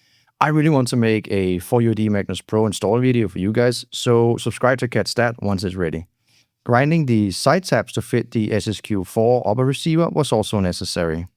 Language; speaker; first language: English; non-native, fluent; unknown